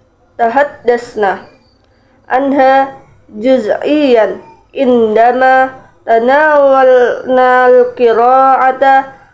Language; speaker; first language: Arabic; non-native, learner; Indonesian